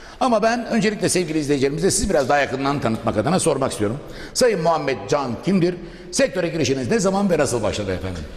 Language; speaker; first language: Turkish; native; Turkish